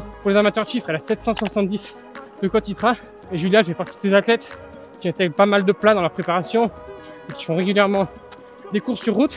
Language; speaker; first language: French; native; French